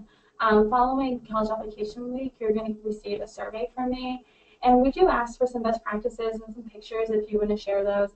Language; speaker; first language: English; native; English